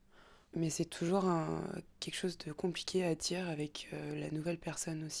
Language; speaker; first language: French; native; French